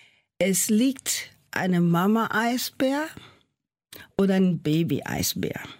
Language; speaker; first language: German; non-native, fluent; Portuguese